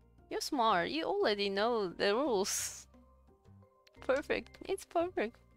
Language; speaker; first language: English; non-native, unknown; Japanese